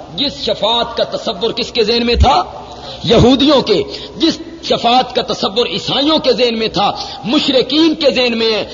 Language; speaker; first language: Urdu; non-native, local second language; Punjabi